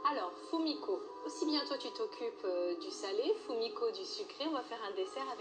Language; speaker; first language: French; native; French